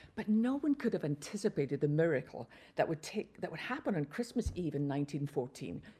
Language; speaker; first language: English; native; English